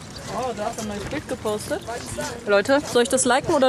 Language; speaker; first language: German; native; German